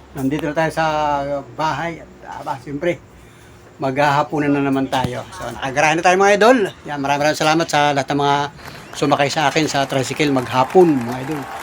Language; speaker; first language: Filipino; native; Filipino